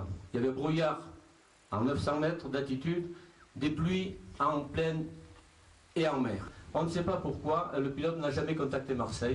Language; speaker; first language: French; native; French